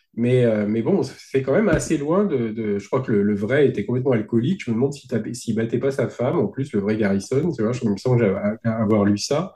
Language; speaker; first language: French; native; French